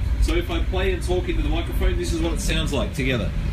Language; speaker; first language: English; native; English